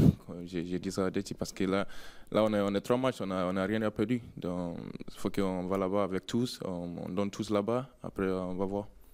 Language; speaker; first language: French; non-native, learner; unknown